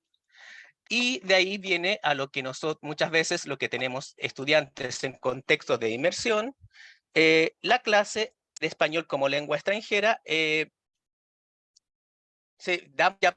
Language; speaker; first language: Spanish; native; Spanish